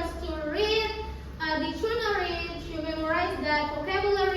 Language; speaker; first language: English; non-native, learner; Indonesian